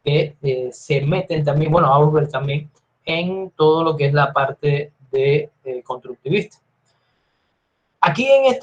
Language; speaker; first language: Spanish; native; Spanish